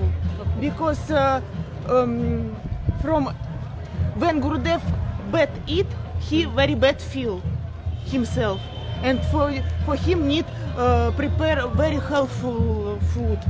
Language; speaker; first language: English; non-native, learner; Russian